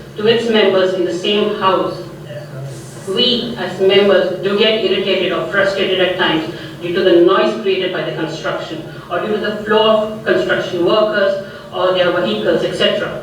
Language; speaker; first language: English; non-native, local second language; Punjabi